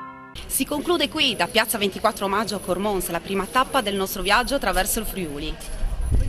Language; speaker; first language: Italian; native; Italian